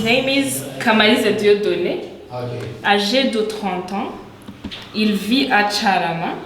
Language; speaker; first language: French; non-native, local second language; Rundi